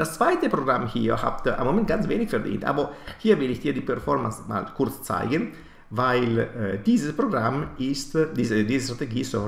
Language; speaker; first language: German; non-native, fluent; Italian